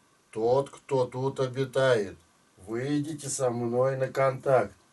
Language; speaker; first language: Russian; native; Russian